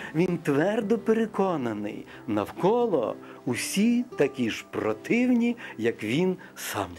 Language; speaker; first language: Ukrainian; non-native, local second language; Russian